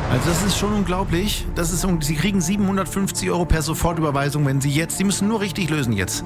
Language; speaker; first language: German; native; German